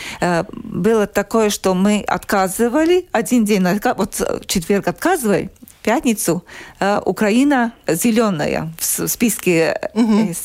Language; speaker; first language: Russian; non-native, local second language; Latvian